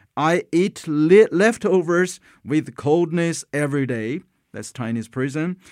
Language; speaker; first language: English; non-native, fluent; Chinese